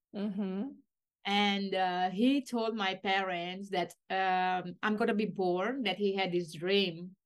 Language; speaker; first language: English; non-native, fluent; Romanian